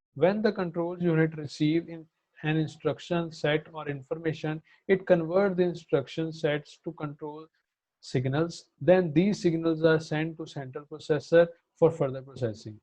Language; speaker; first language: English; non-native, local second language; Punjabi